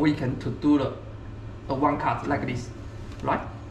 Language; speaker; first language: English; non-native, learner; Chinese